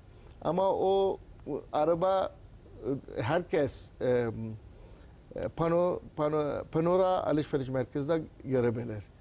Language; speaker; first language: Turkish; non-native, learner; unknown